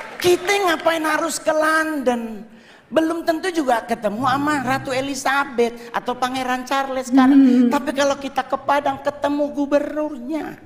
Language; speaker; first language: Indonesian; native; Indonesian